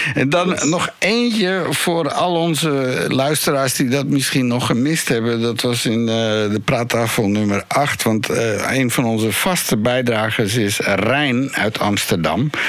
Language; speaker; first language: Dutch; native; Dutch